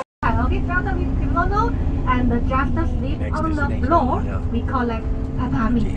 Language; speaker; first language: English; non-native, learner; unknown